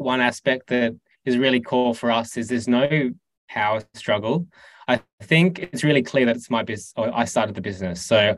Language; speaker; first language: English; native; English